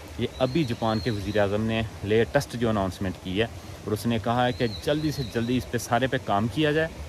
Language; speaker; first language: Urdu; non-native, local second language; Punjabi